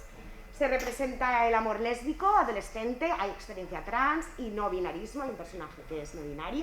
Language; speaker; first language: Spanish; native; Spanish